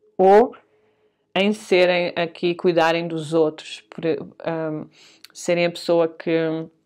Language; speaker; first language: Portuguese; early bilingual, heritage; Portuguese